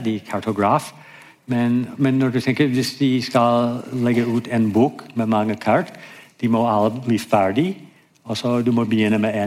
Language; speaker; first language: Norwegian; non-native, fluent; English